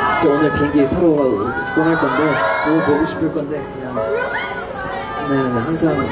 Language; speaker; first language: Korean; non-native, fluent; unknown